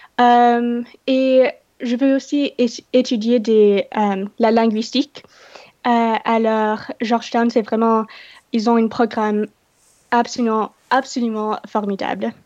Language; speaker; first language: French; non-native, learner; English